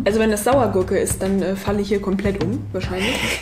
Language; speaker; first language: German; native; German